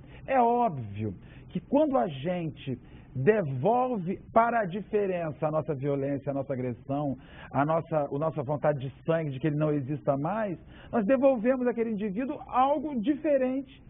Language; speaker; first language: Portuguese; native; Portuguese